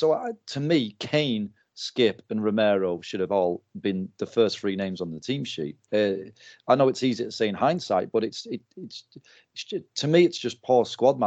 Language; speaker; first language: English; native; English